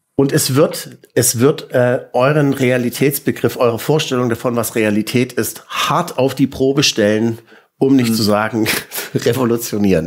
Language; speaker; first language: German; native; German